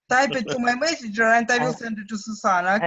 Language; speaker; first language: English; non-native, fluent; Russian